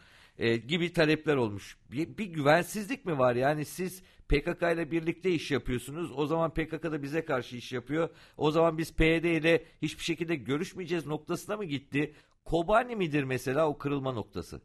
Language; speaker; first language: Turkish; native; Turkish